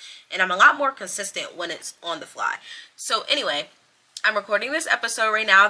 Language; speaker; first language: English; native; English